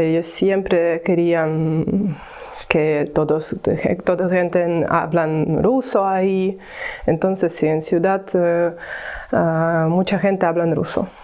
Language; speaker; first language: Spanish; non-native, learner; Ukrainian